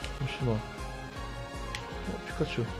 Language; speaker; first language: Korean; native; Korean